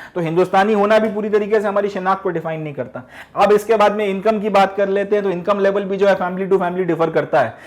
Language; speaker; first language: Hindi; native; Hindi